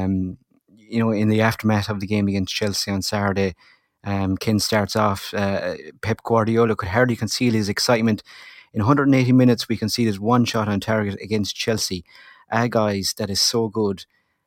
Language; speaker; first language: English; native; English